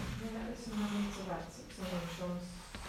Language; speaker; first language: German; non-native, fluent; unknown